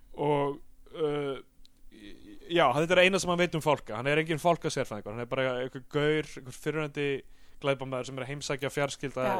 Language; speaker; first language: Icelandic; native; Icelandic